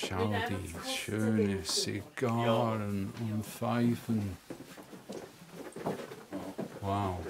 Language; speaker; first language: German; non-native, fluent; English